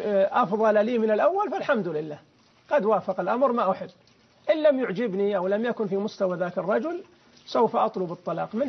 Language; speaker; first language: Arabic; native; Arabic